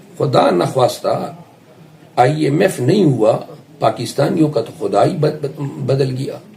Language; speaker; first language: Urdu; non-native, local second language; Pashto